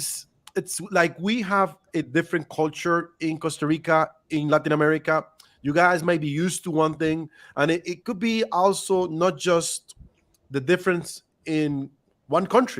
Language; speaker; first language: English; non-native, fluent; Spanish